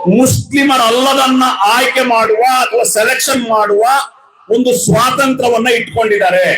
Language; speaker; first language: Kannada; non-native, local second language; Urdu